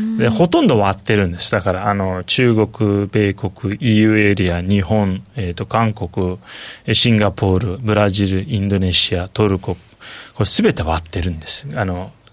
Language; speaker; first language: Japanese; non-native, fluent; Turkish